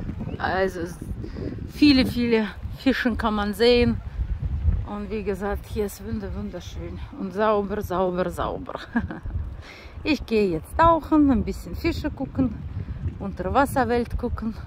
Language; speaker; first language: German; non-native, learner; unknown